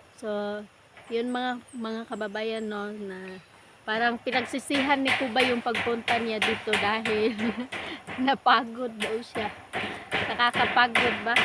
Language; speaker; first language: Filipino; native; Filipino